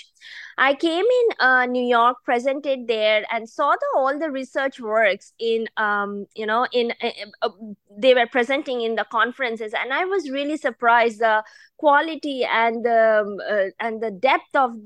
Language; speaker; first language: English; non-native, local second language; Bangla